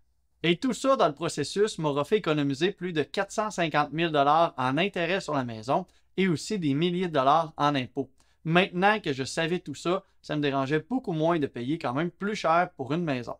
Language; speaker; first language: French; native; French